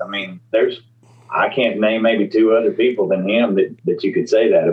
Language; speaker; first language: English; native; English